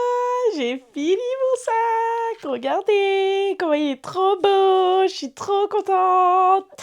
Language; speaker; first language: French; native; French